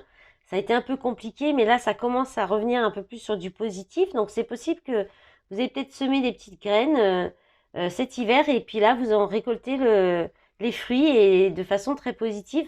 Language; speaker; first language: French; native; French